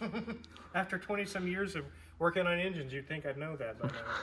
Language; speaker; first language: English; native; English